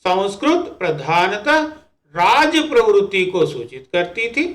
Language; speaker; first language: Hindi; non-native, local second language; Telugu